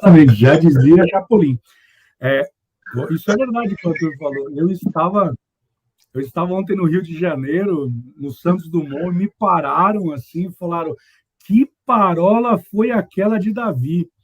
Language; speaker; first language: Portuguese; native; Portuguese